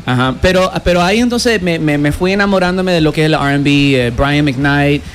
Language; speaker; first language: Spanish; non-native, fluent; English